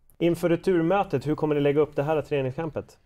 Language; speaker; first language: Swedish; native; Swedish